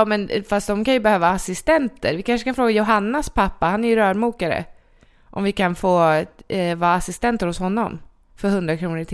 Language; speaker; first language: Swedish; native; Swedish